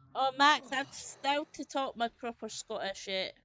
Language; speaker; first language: English; native; English